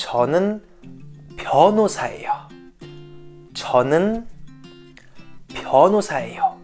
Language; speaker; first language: Korean; non-native, fluent; French